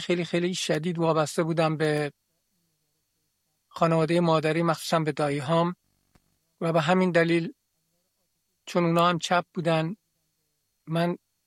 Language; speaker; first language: Persian; native; Persian